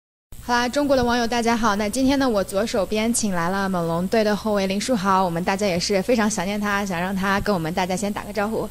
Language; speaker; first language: Chinese; native; Chinese